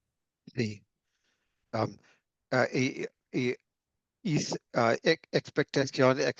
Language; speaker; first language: Portuguese; non-native, learner; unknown